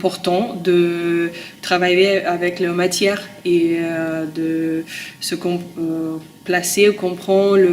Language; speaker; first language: French; non-native, fluent; Russian